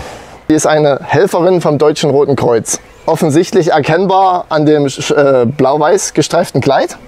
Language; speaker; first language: German; native; German